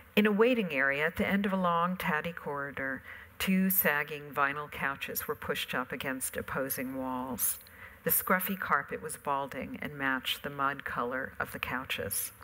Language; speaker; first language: English; native; English